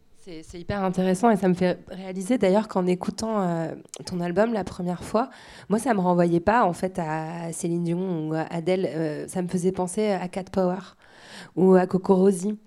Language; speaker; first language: French; native; French